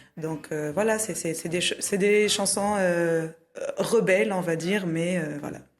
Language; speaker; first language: French; non-native, local second language; Arabic